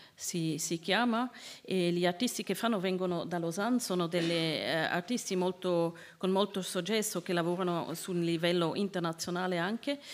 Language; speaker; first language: Italian; non-native, learner; Swiss German